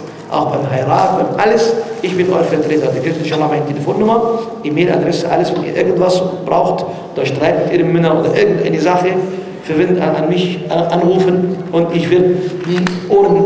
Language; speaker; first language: German; non-native, learner; Arabic